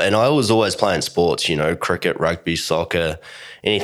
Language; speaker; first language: English; native; English